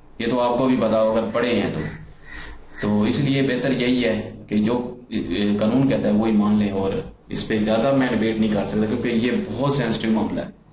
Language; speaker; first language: Urdu; non-native, local second language; Punjabi